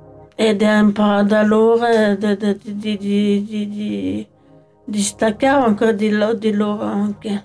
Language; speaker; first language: Italian; non-native, learner; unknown